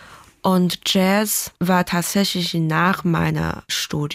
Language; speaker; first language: German; non-native, learner; Chinese